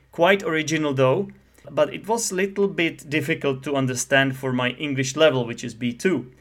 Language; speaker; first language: English; non-native, fluent; Czech